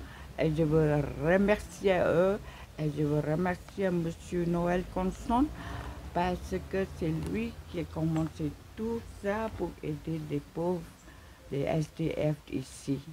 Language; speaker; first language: French; non-native, learner; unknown